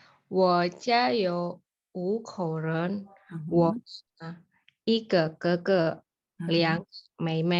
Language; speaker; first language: Chinese; non-native, learner; Indonesian